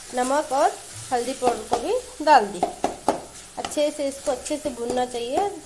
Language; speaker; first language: Hindi; non-native, local second language; Urdu